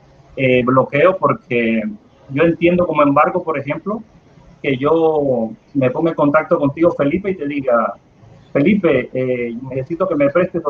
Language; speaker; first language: Spanish; native; Spanish